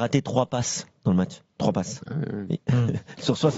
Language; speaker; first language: French; native; French